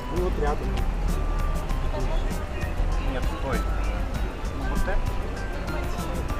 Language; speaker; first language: Russian; native; Russian